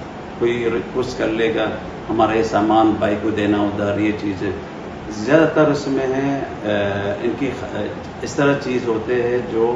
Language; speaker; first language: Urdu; non-native, fluent; Arabic